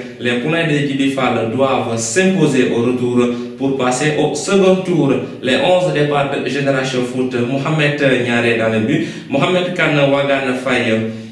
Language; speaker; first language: French; non-native, local second language; Wolof